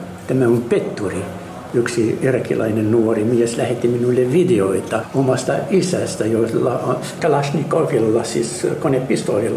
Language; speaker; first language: Finnish; non-native, learner; Arabic